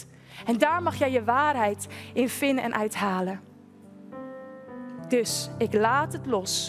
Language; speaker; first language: Dutch; native; Dutch